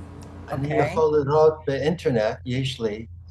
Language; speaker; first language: Hebrew; non-native, learner; English